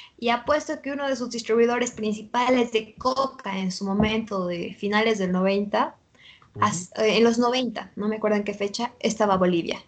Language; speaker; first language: Spanish; native; Spanish